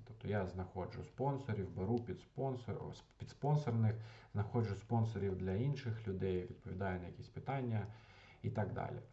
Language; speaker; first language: Ukrainian; non-native, local second language; Russian